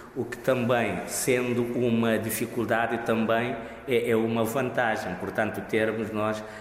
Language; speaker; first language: Portuguese; non-native, local second language; Kabuverdianu